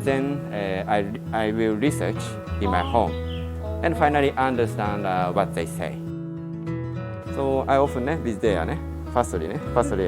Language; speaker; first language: English; non-native, learner; Japanese